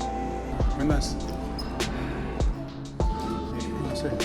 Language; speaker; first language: Spanish; non-native, learner; English